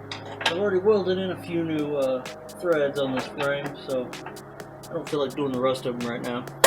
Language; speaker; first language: English; native; English